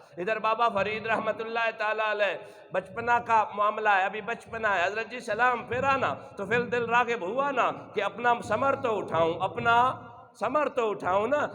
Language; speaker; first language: Urdu; non-native, local second language; Punjabi